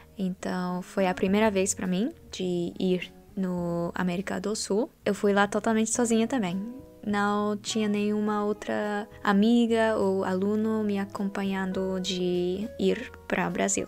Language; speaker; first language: Portuguese; non-native, learner; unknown